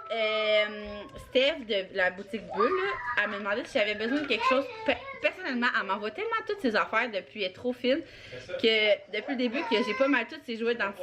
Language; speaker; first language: French; native; French